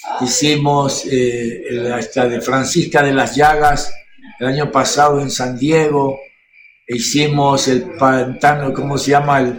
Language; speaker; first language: Spanish; native; Spanish